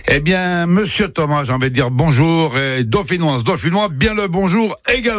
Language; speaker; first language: French; native; French